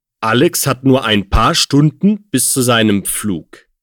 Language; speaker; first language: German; non-native, fluent; Russian